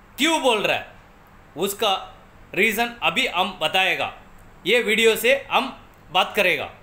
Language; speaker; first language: Hindi; non-native, local second language; Tamil